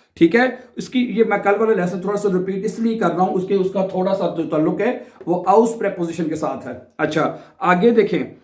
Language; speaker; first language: Urdu; non-native, local second language; Punjabi